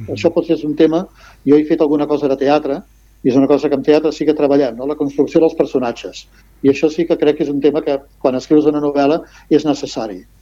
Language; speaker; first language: Catalan; non-native, local second language; Spanish